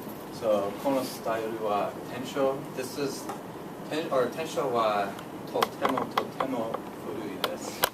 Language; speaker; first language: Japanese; non-native, learner; English